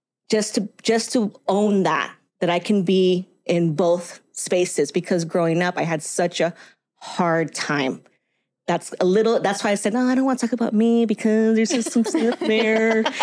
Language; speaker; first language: English; early bilingual, other home language; Spanish